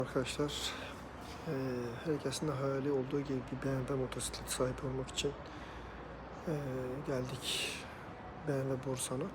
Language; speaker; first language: Turkish; native; Turkish